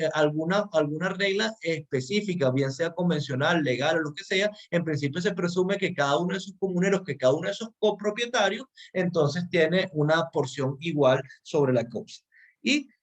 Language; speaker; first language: Spanish; native; Spanish